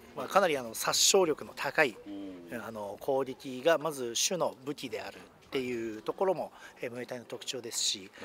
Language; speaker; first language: Japanese; native; Japanese